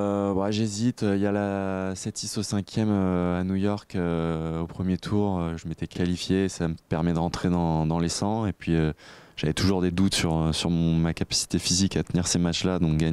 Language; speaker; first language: French; native; French